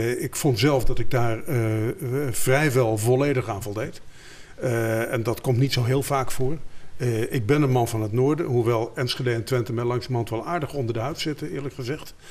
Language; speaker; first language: Dutch; native; Dutch